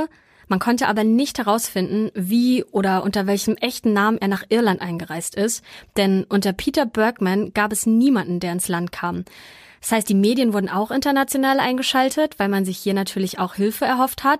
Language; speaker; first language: German; native; German